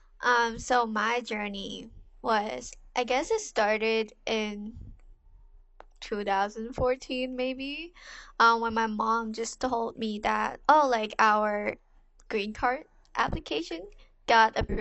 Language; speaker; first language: English; non-native, local second language; Cantonese